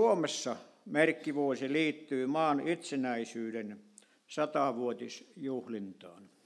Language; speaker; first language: Finnish; native; Finnish